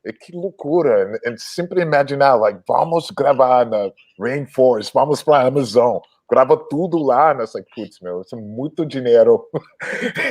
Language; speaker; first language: Portuguese; non-native, learner; English